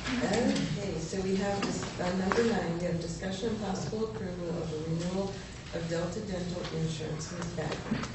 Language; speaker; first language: English; native; English